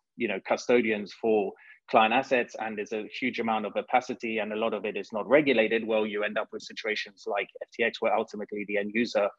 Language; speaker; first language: English; non-native, fluent; French